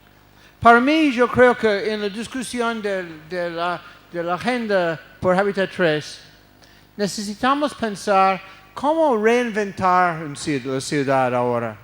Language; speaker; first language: Spanish; non-native, fluent; English